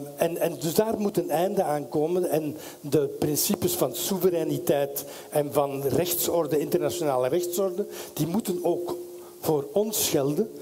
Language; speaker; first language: Dutch; native; Dutch